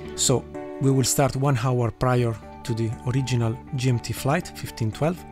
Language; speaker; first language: English; non-native, fluent; Italian